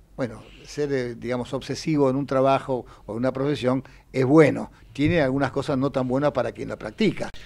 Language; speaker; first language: Spanish; native; Spanish